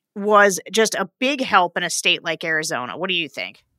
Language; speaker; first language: English; native; English